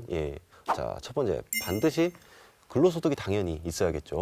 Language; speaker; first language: Korean; native; Korean